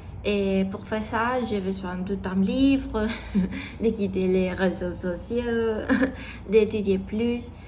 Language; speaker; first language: French; non-native, learner; Spanish